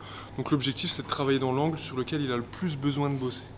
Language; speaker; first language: French; native; French